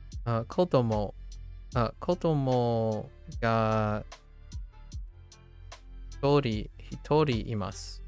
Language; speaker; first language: Japanese; non-native, learner; English